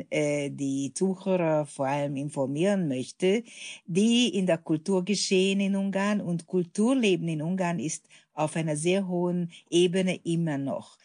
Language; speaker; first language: German; non-native, fluent; Hungarian